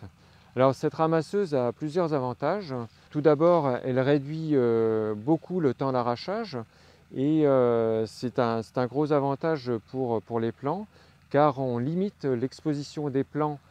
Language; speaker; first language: French; native; French